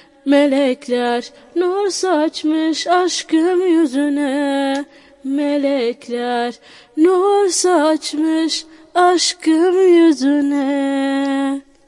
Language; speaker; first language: Turkish; non-native, fluent; Somali